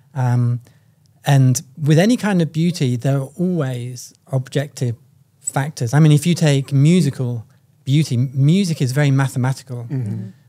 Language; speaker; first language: English; native; English